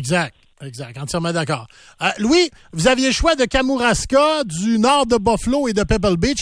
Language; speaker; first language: French; native; French